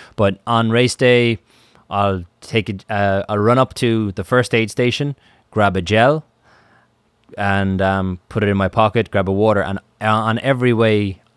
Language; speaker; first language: English; native; English